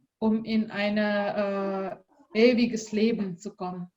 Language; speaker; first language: German; non-native, learner; Indonesian